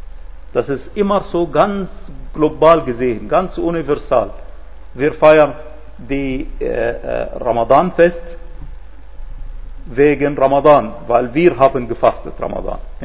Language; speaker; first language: German; non-native, fluent; Arabic